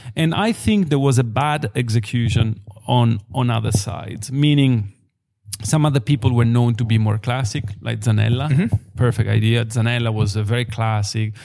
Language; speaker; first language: English; non-native, fluent; Italian